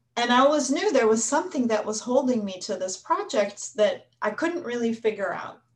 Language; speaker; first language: English; native; English